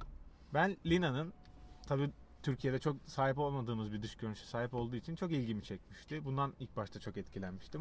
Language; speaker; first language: Turkish; native; Turkish